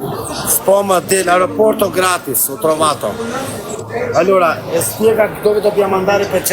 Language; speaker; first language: Italian; non-native, fluent; Albanian